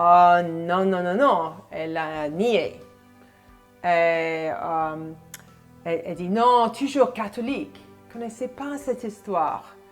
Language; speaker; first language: French; non-native, fluent; English